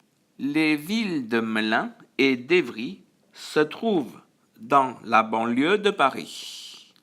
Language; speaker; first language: French; non-native, fluent; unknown